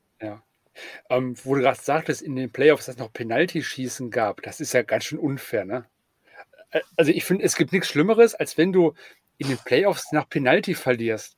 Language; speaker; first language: German; native; German